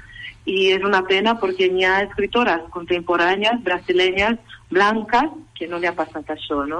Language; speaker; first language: Catalan; non-native, fluent; Portuguese